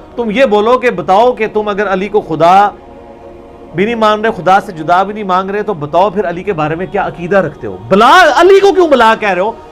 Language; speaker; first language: Urdu; non-native, local second language; Punjabi